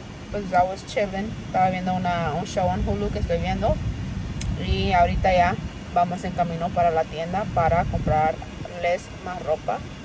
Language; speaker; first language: Spanish; early bilingual, heritage; Spanish